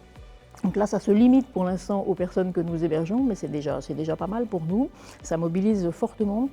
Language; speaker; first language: French; native; French